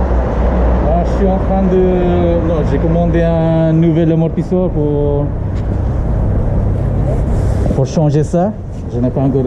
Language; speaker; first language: French; non-native, learner; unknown